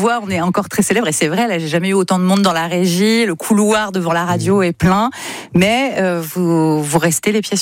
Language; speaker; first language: French; native; French